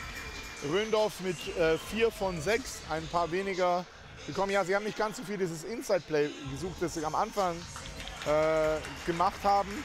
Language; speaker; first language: German; native; German